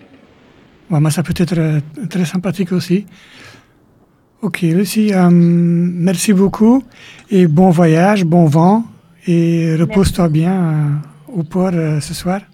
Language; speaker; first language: French; native; French